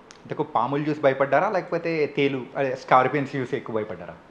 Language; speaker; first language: Telugu; native; Telugu